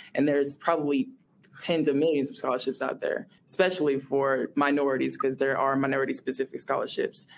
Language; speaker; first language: English; native; English